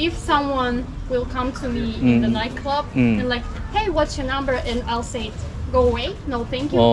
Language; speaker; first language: English; non-native, learner; Russian